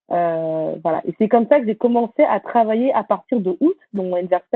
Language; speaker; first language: French; native; French